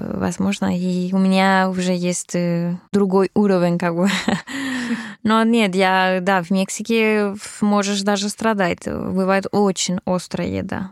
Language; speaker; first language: Russian; non-native, fluent; Spanish